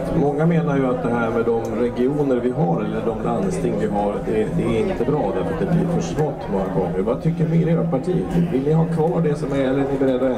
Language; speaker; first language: Swedish; native; Swedish